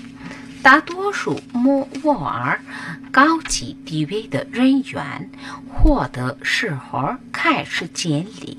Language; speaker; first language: Chinese; non-native, fluent; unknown